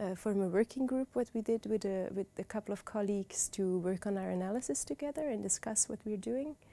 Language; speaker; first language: English; non-native, fluent; Dutch